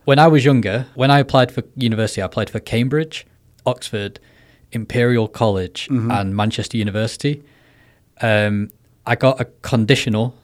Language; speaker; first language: English; native; English